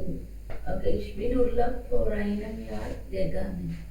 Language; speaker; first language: German; non-native, learner; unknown